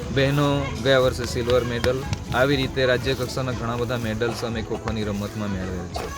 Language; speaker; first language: Gujarati; native; Gujarati